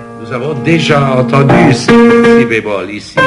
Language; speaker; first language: French; non-native, fluent; English